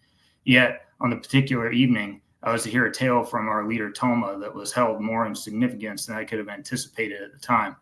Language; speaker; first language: English; native; English